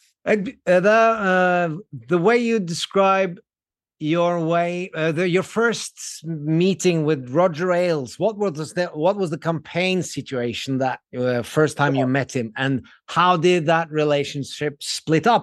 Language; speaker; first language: English; non-native, fluent; Norwegian